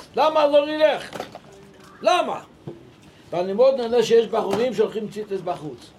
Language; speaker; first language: Hebrew; non-native, local second language; Yiddish